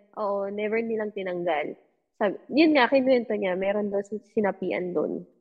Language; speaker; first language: Filipino; native; Filipino